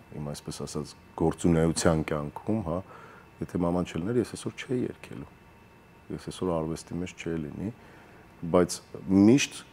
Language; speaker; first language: Armenian; early bilingual, heritage; Armenian